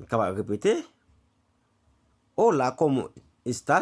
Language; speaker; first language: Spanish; non-native, learner; Haitian Creole